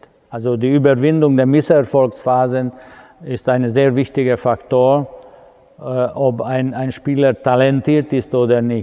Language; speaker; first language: German; non-native, fluent; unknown